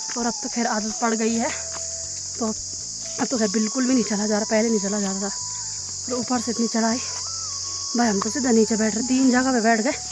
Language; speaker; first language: Hindi; non-native, local second language; Garhwali